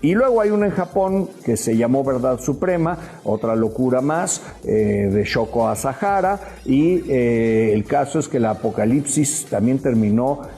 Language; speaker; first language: Spanish; native; Spanish